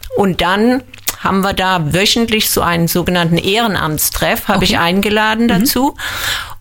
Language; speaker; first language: German; native; German